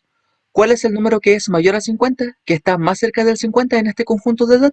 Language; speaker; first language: Spanish; native; Spanish